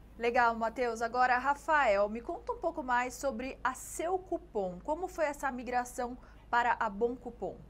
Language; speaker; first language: Portuguese; native; Portuguese